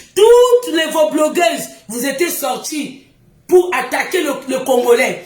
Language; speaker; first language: French; non-native, local second language; Lingala